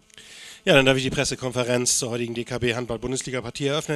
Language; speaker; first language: German; native; German